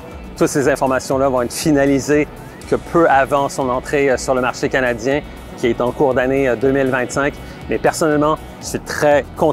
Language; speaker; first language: French; native; French